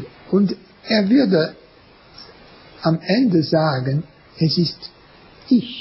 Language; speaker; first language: German; non-native, learner; French